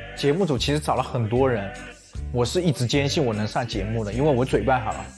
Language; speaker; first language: Chinese; non-native, local second language; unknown